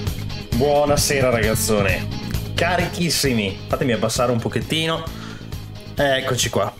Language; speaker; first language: Italian; native; Italian